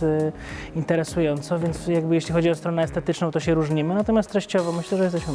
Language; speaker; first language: Polish; native; Polish